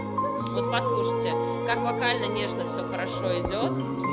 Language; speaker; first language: Russian; native; Russian